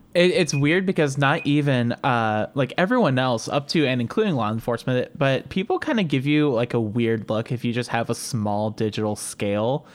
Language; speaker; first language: English; native; English